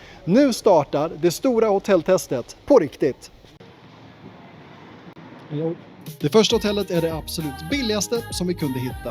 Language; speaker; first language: Swedish; native; Swedish